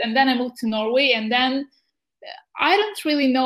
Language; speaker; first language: English; non-native, fluent; Ukrainian